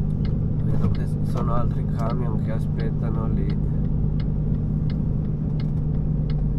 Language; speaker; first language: Italian; non-native, fluent; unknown